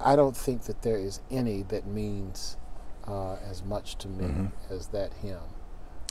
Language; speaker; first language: English; native; English